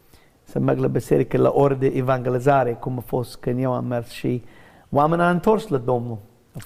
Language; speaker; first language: Romanian; non-native, learner; English